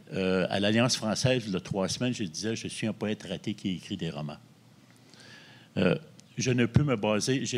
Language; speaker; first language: French; native; French